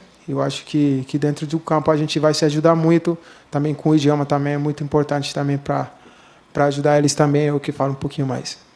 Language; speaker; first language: Portuguese; non-native, learner; Spanish